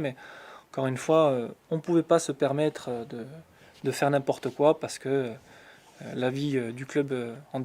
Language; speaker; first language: French; native; French